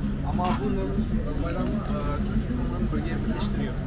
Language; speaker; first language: Turkish; non-native, learner; Kyrgyz